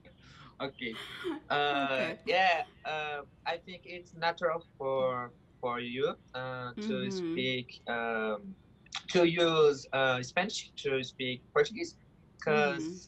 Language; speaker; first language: English; non-native, learner; Portuguese